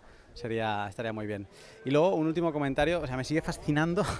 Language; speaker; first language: Spanish; native; Spanish